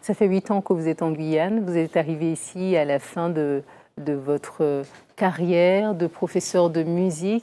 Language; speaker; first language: French; native; French